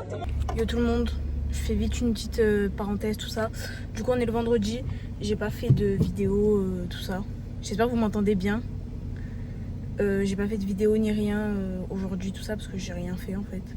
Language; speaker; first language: French; native; French